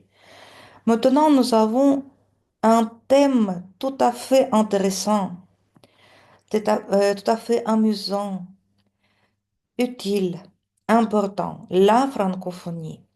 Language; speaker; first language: French; non-native, fluent; Russian